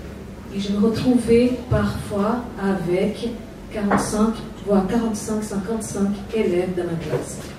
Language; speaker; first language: French; non-native, fluent; Portuguese